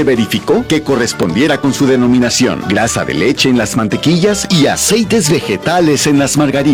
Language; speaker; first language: Spanish; native; Spanish